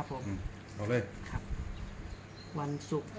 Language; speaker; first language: Thai; non-native, local second language; Lao